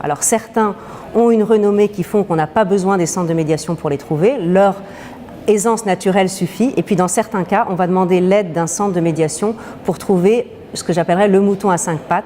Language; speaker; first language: French; native; French